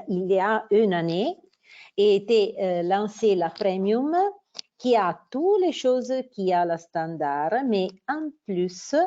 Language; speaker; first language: French; non-native, fluent; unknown